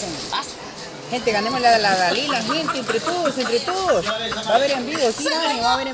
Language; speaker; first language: Spanish; native; Spanish